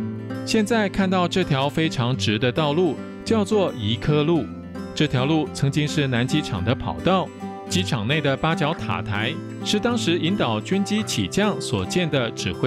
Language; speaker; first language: Chinese; native; Chinese